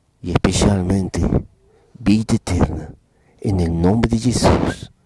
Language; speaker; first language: Portuguese; non-native, learner; Spanish